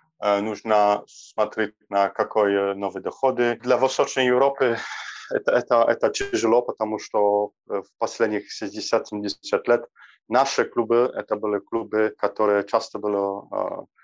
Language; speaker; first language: Russian; non-native, learner; Polish